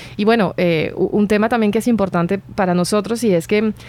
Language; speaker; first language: Spanish; non-native, fluent; French